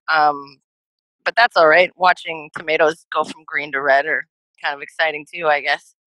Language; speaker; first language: English; native; English